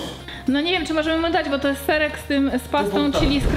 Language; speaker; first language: Polish; native; Polish